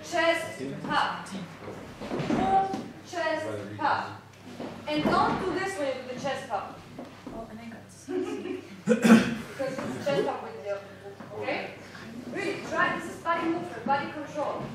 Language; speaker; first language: English; non-native, fluent; German